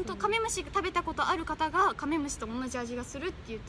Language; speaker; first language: Japanese; native; Japanese